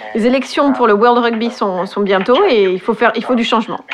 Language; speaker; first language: French; non-native, fluent; English